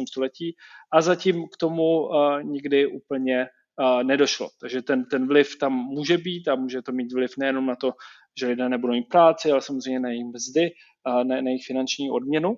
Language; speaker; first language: Czech; native; Czech